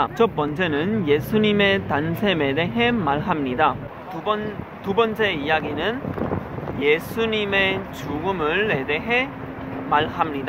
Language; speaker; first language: Korean; non-native, learner; Spanish